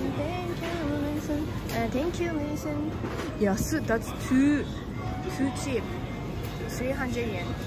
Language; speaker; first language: English; non-native, learner; Japanese